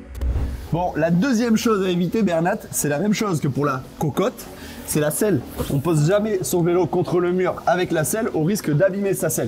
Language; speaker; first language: French; native; French